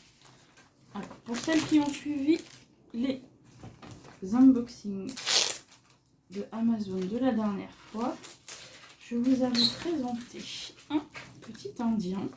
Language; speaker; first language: French; native; French